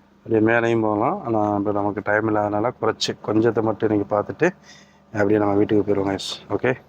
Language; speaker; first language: Tamil; native; Tamil